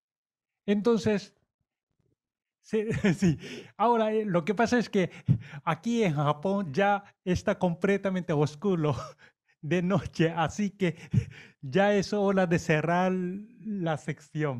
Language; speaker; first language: Spanish; non-native, fluent; Japanese